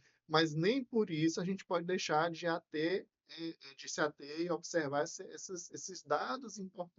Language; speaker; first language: Portuguese; native; Portuguese